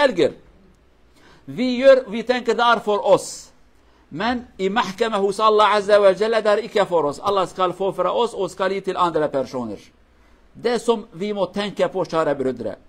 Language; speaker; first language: Norwegian; non-native, learner; Kurdish